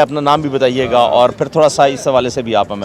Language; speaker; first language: Urdu; native; Urdu